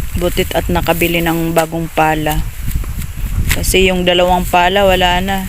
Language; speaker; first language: Filipino; native; Filipino